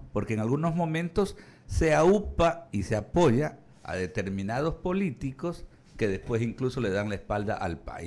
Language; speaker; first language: Spanish; native; Spanish